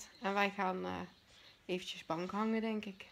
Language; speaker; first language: Dutch; native; Dutch